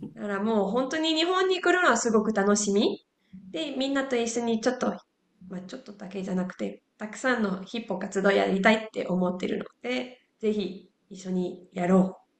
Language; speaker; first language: Japanese; non-native, fluent; Spanish